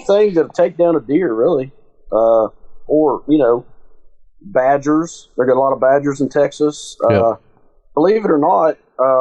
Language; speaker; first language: English; native; English